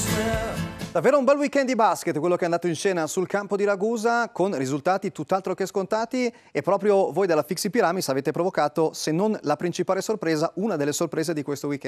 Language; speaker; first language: Italian; native; Italian